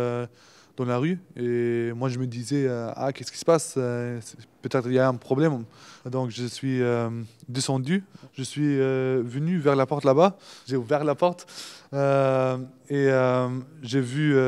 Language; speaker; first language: French; non-native, fluent; Turkish